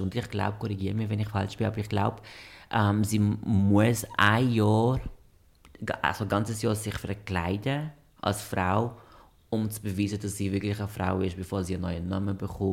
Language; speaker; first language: German; non-native, fluent; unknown